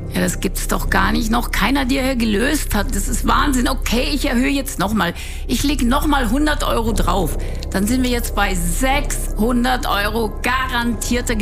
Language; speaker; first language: German; native; German